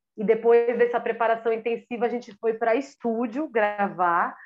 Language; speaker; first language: Portuguese; native; Portuguese